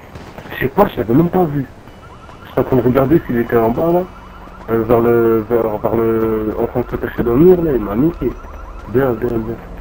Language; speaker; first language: French; native; French